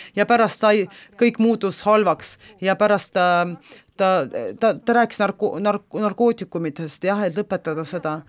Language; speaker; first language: Estonian; non-native, local second language; Russian